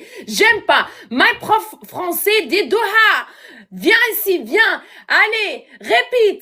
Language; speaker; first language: French; non-native, learner; Arabic